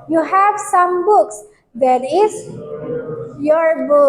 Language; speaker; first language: English; non-native, fluent; Indonesian